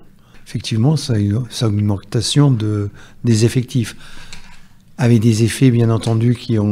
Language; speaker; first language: French; native; French